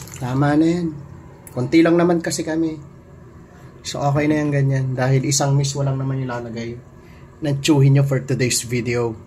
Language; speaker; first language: Filipino; non-native, local second language; Cebuano